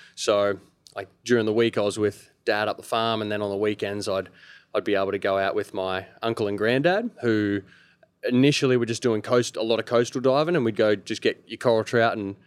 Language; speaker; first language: English; early bilingual, other home language; Maltese